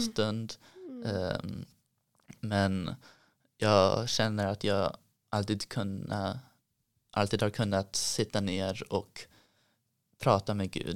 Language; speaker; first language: Swedish; early bilingual, heritage; Swedish